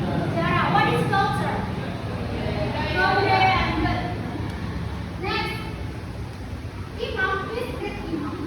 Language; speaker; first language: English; non-native, learner; Indonesian